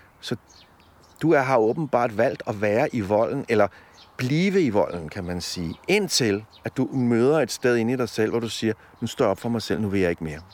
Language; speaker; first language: Danish; early bilingual, other home language; Polish